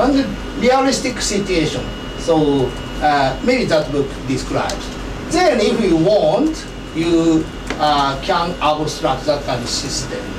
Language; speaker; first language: English; non-native, fluent; Japanese